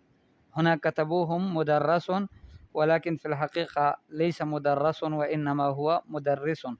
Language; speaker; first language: Arabic; non-native, fluent; Urdu